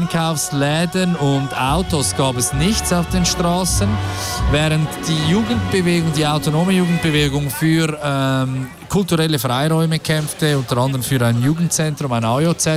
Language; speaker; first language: German; native; German